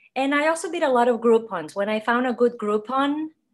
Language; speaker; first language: English; non-native, fluent; Spanish